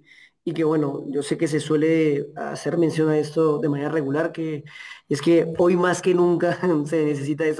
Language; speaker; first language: Spanish; native; Spanish